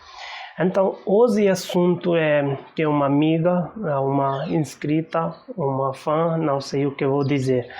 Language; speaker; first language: Portuguese; non-native, learner; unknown